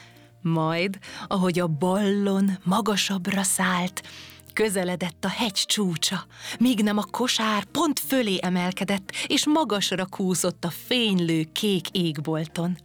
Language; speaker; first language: Hungarian; native; Hungarian